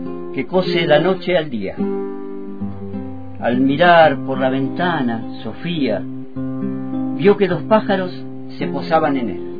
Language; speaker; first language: Spanish; native; Spanish